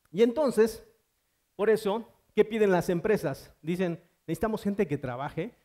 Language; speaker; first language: Spanish; native; Spanish